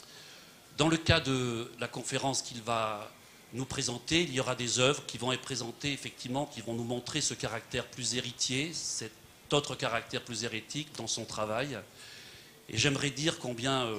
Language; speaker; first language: French; native; French